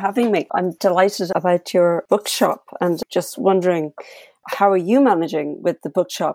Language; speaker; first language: English; native; English